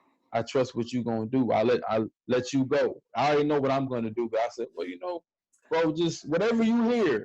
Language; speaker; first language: English; native; English